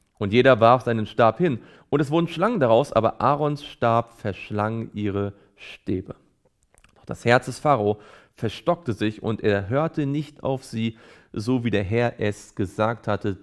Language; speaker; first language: German; native; German